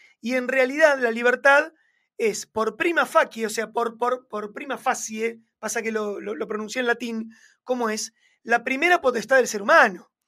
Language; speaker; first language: Spanish; native; Spanish